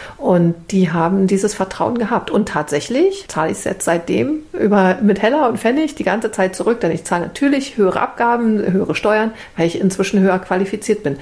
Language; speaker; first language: German; native; German